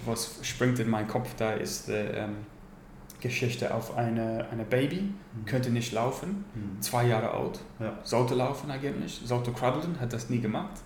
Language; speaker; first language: German; non-native, learner; English